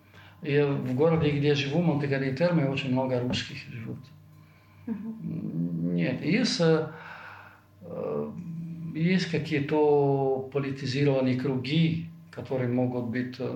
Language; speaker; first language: Russian; non-native, fluent; Italian